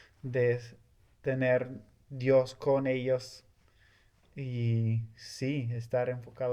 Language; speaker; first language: Spanish; non-native, fluent; English